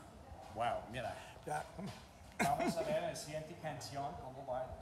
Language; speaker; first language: Spanish; non-native, learner; English